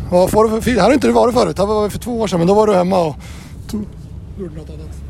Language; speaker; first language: Swedish; native; Swedish